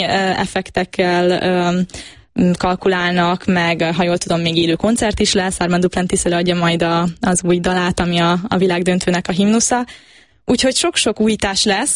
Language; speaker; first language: Hungarian; native; Hungarian